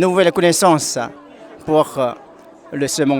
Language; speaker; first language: French; non-native, fluent; Chinese